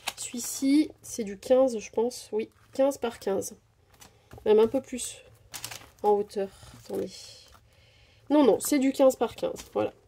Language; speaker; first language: French; native; French